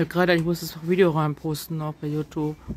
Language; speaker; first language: German; native; German